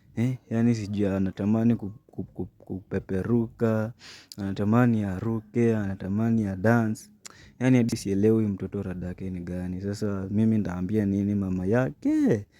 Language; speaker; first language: Swahili; non-native, local second language; Luyia